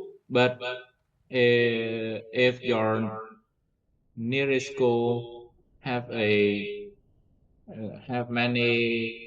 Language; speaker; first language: English; non-native, learner; Vietnamese